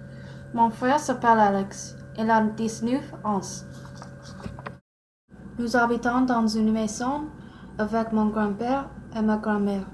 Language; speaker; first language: French; non-native, learner; English